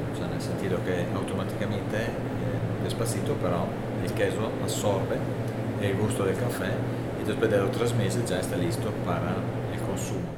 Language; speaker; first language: Spanish; non-native, learner; Italian